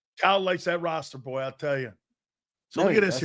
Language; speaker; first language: English; native; English